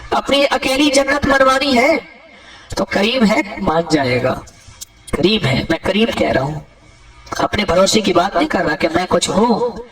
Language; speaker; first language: Urdu; non-native, local second language; Punjabi